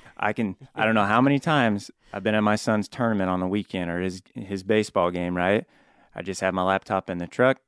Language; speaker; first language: English; native; English